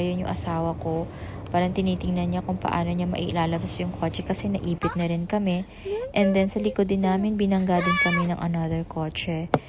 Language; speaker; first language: Filipino; native; Filipino